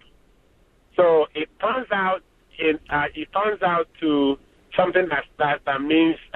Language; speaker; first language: English; non-native, local second language; Igbo